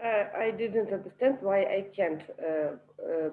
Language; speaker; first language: English; non-native, learner; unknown